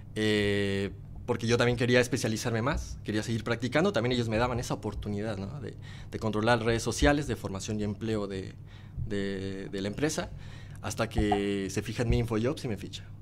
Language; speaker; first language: Spanish; native; Spanish